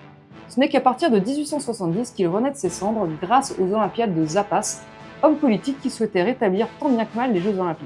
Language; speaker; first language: French; native; French